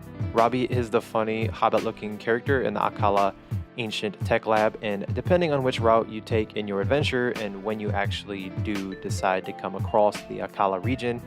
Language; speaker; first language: English; native; English